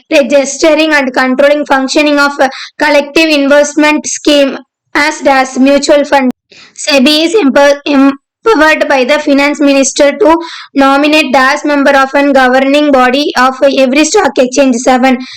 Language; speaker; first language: English; non-native, local second language; Tamil